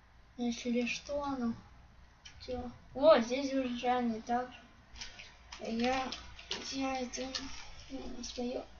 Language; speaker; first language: Russian; non-native, local second language; Ukrainian